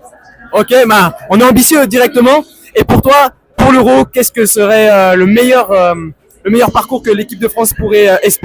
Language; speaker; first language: French; native; French